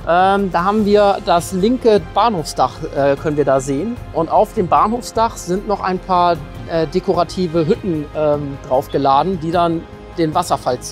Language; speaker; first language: German; native; German